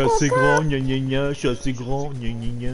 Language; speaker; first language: French; native; French